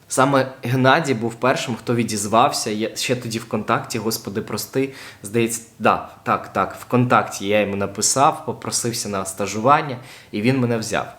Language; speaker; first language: Ukrainian; non-native, local second language; Russian